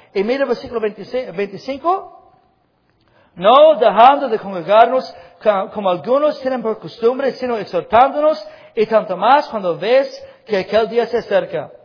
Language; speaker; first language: Spanish; non-native, fluent; English